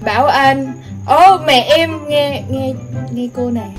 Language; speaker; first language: Vietnamese; early bilingual, heritage; Vietnamese